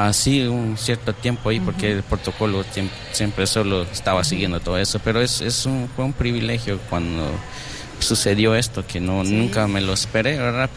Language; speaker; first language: Spanish; non-native, local second language; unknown